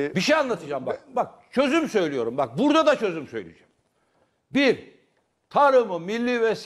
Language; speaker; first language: Turkish; native; Turkish